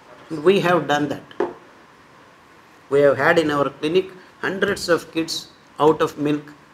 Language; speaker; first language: English; non-native, local second language; Telugu